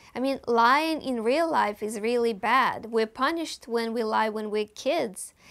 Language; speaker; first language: English; non-native, fluent; Russian